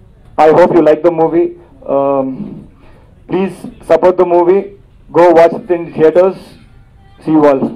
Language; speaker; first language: Telugu; non-native, local second language; Urdu